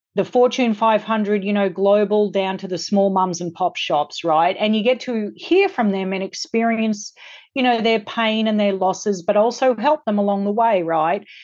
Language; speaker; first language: English; native; English